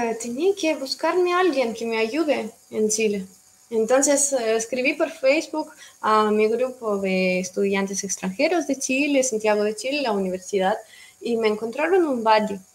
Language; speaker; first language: Spanish; non-native, fluent; Russian